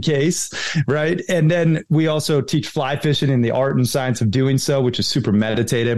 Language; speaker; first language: English; native; English